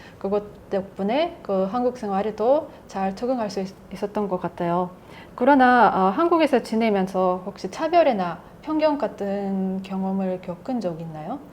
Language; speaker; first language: Korean; non-native, fluent; Russian